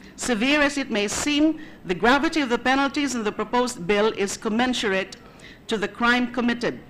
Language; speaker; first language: English; non-native, local second language; Filipino